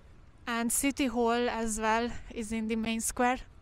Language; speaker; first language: English; non-native, fluent; Hungarian